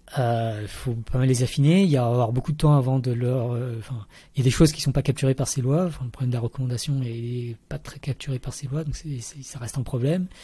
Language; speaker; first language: French; early bilingual, other home language; Vietnamese